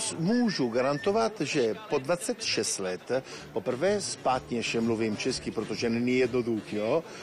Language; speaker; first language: Czech; non-native, fluent; Italian